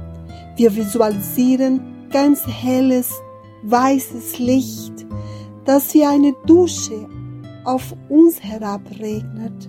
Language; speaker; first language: German; non-native, fluent; Portuguese